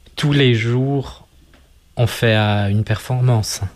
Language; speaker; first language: French; non-native, local second language; German